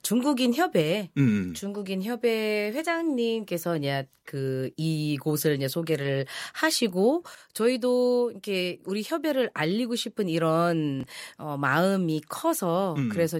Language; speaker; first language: Korean; non-native, fluent; Filipino